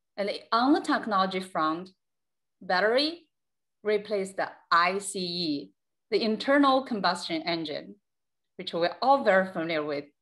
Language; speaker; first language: English; non-native, fluent; Chinese